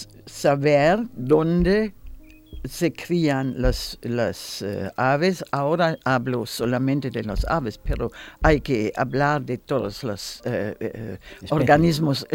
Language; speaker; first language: Spanish; non-native, learner; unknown